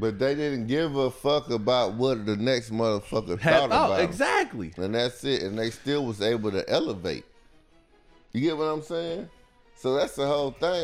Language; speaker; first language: English; native; English